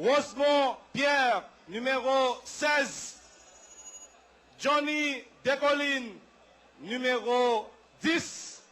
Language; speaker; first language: French; non-native, local second language; Haitian Creole